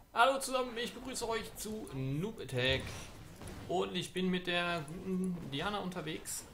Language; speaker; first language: German; native; German